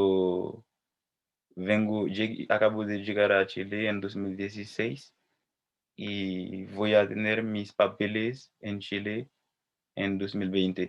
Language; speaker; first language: Spanish; non-native, fluent; Haitian Creole